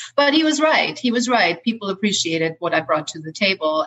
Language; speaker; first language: English; non-native, fluent; German